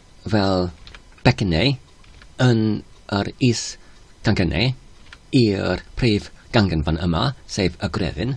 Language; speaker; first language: Welsh; non-native, fluent; English